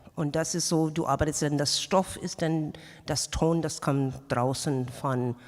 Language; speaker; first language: German; non-native, learner; English